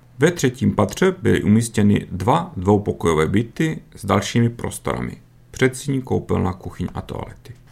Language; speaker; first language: Czech; early bilingual, heritage; Czech